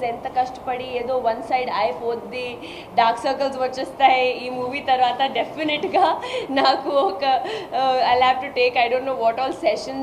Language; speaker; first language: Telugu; non-native, local second language; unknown